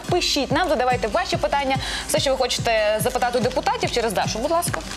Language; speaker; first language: Ukrainian; native; Ukrainian